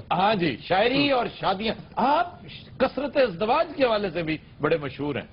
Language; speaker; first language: Urdu; non-native, local second language; Punjabi